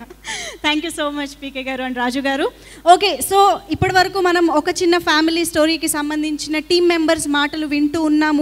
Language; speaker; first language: Telugu; native; Telugu